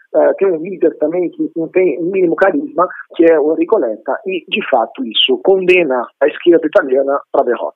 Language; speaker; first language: Portuguese; non-native, fluent; Italian